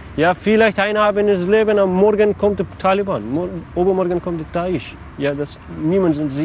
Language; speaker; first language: German; non-native, learner; Persian